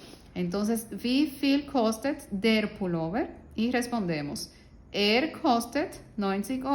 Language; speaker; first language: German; non-native, fluent; Spanish